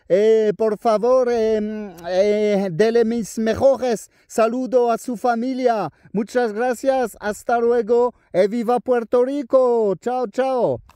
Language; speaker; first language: Spanish; non-native, learner; French